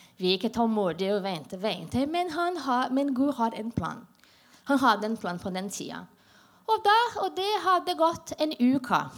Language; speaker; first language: Norwegian; non-native, learner; Portuguese